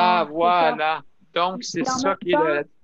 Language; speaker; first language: French; native; French